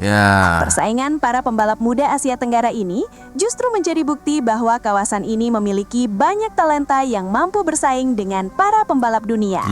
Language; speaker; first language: Indonesian; native; Indonesian